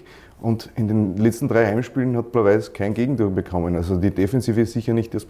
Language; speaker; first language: German; native; German